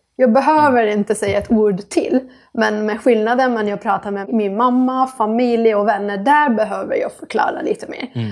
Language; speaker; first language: Swedish; non-native, fluent; Italian